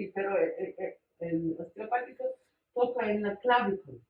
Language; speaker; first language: Spanish; non-native, learner; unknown